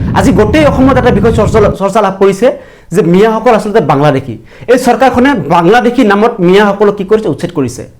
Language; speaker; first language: Assamese; non-native, local second language; Bangla